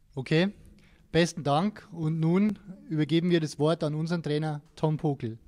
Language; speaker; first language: German; native; German